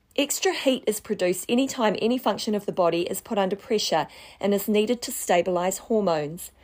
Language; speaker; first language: English; native; English